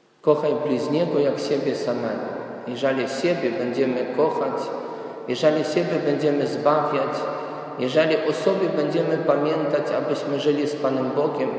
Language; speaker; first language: Polish; non-native, fluent; Ukrainian